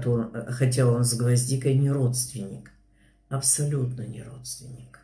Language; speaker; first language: Russian; native; Russian